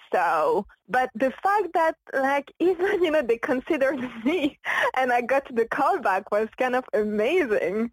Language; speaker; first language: English; non-native, fluent; French